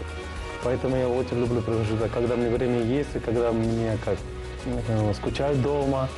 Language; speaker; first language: Russian; non-native, learner; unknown